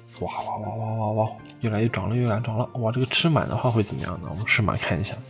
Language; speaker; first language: Chinese; native; Chinese